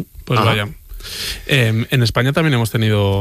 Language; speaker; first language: Spanish; native; Spanish